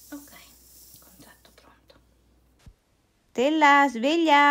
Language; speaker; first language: Italian; native; Italian